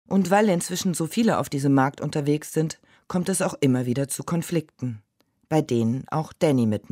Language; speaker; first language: German; native; German